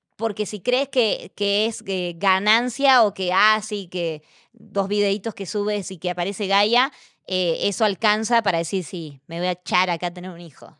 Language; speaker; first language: Spanish; native; Spanish